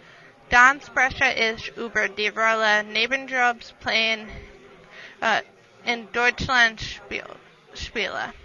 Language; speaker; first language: German; non-native, learner; English